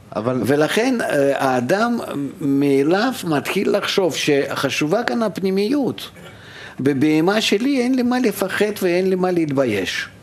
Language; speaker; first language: Hebrew; non-native, fluent; Russian